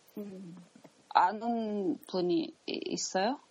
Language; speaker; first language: Korean; non-native, learner; Japanese